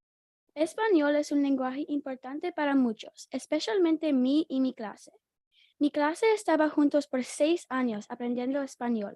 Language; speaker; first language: Spanish; non-native, learner; English